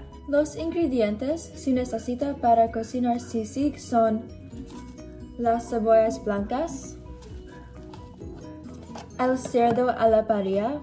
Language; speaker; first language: Spanish; non-native, learner; English